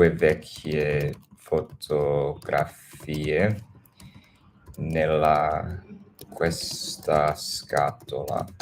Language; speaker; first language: Italian; non-native, learner; English